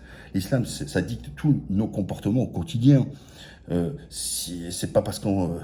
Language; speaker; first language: French; native; French